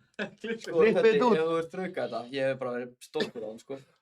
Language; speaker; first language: Icelandic; native; Icelandic